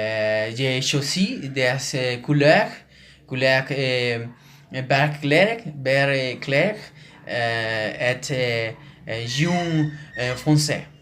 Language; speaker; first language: French; non-native, learner; Spanish